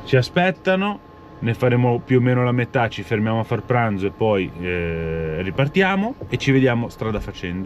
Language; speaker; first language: Italian; native; Italian